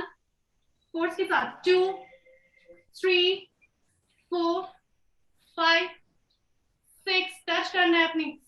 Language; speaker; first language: Hindi; native; Hindi